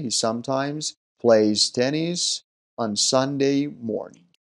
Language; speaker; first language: English; non-native, fluent; Persian